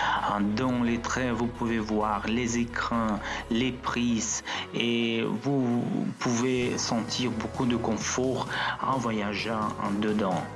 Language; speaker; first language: French; non-native, fluent; Russian